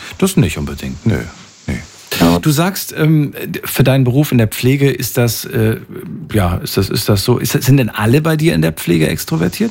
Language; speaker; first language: German; native; German